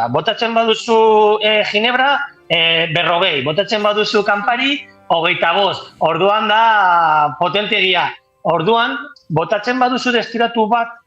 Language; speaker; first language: Basque; non-native, local second language; Spanish